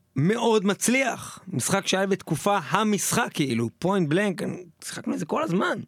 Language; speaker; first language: Hebrew; native; Hebrew